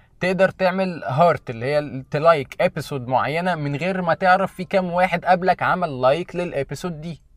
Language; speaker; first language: Arabic; native; Arabic